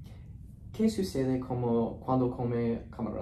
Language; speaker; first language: Spanish; non-native, learner; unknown